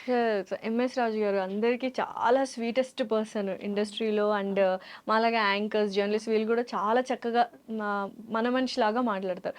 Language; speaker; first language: Telugu; native; Telugu